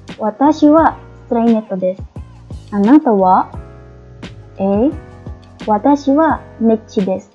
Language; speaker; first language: Japanese; non-native, fluent; Khmer